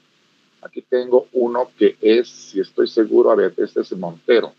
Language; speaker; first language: Spanish; native; Spanish